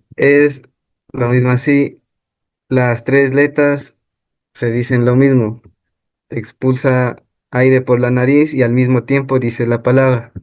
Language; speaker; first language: Spanish; non-native, local second language; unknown